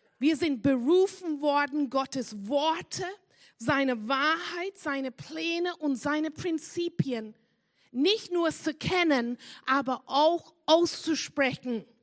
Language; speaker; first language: German; non-native, fluent; English